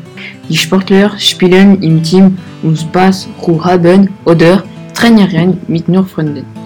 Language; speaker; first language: German; non-native, learner; French